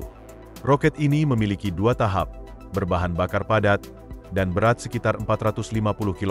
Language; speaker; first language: Indonesian; native; Indonesian